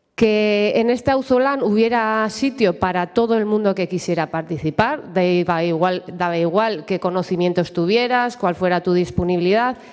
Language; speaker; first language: Spanish; native; Spanish